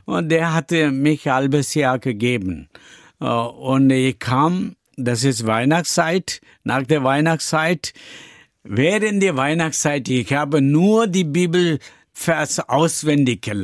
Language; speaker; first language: German; non-native, learner; Tamil